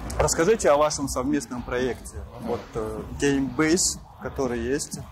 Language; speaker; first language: Russian; non-native, local second language; Uzbek